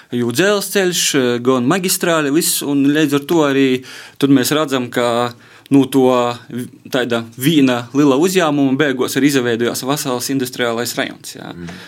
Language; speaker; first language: Latvian; native; Latvian